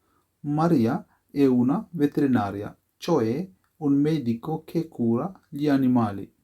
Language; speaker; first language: Italian; non-native, fluent; Sinhala